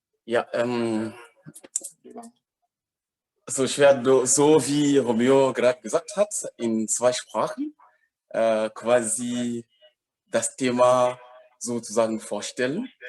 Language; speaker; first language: German; non-native, fluent; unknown